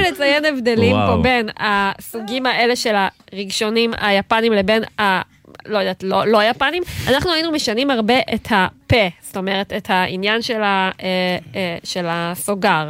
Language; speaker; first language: Hebrew; native; Hebrew